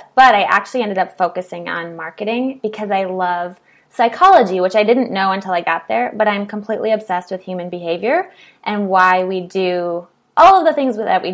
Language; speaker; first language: English; native; English